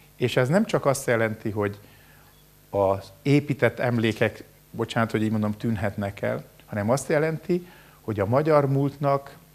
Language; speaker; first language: Hungarian; native; Hungarian